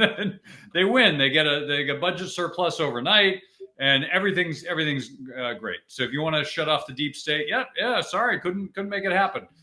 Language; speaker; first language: English; native; English